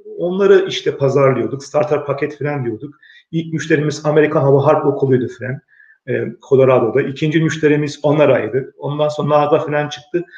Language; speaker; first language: Turkish; early bilingual, heritage; Turkish